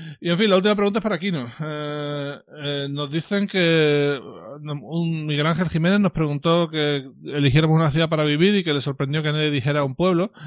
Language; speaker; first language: Spanish; native; Spanish